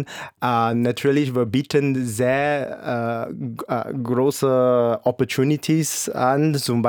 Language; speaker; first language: German; non-native, fluent; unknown